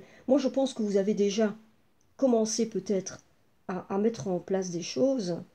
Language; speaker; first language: French; native; French